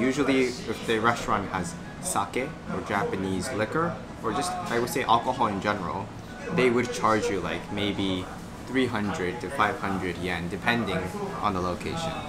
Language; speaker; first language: English; non-native, fluent; Japanese